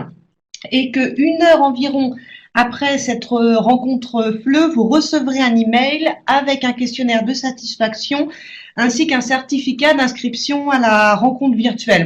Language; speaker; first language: French; native; French